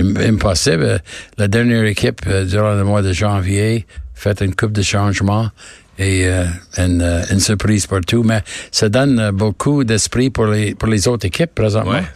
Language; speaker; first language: French; non-native, learner; English